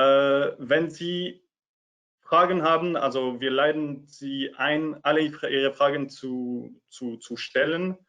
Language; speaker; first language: German; non-native, fluent; French